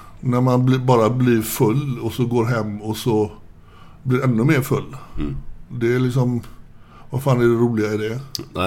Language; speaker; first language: Swedish; native; Swedish